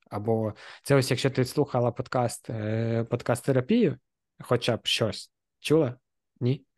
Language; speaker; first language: Ukrainian; non-native, local second language; Russian